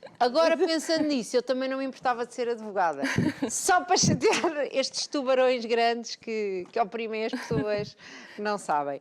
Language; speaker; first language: Portuguese; native; Portuguese